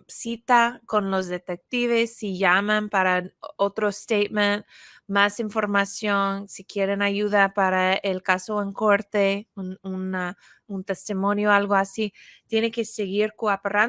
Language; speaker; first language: Spanish; non-native, fluent; English